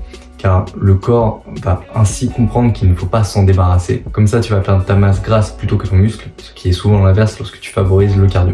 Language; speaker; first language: French; native; French